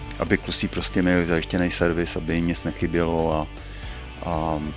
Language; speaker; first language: Czech; native; Czech